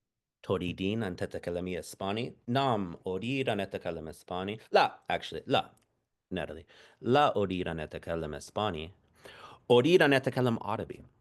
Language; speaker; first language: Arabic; non-native, fluent; English